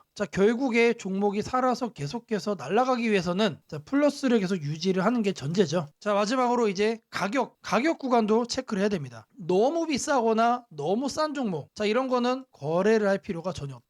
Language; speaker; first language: Korean; native; Korean